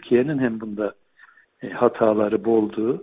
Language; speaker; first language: Turkish; non-native, learner; Uzbek